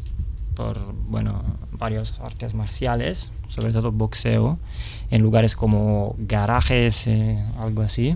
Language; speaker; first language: Spanish; non-native, fluent; Italian